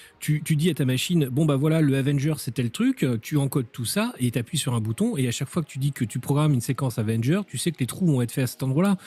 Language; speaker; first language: French; native; French